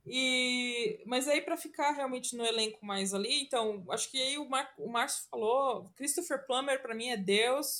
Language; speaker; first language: Portuguese; native; Portuguese